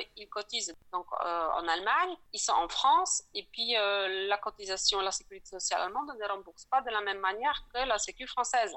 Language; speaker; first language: French; non-native, fluent; Polish